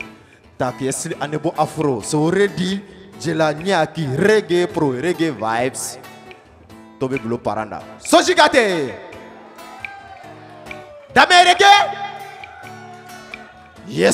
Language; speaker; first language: Czech; non-native, learner; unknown